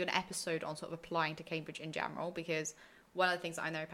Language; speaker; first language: English; native; English